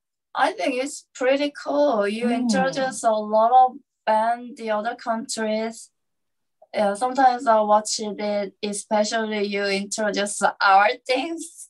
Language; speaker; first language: English; non-native, learner; Korean